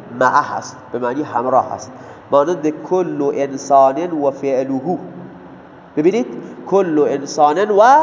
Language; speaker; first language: Persian; non-native, local second language; Baluchi